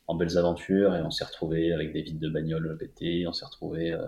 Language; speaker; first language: French; native; French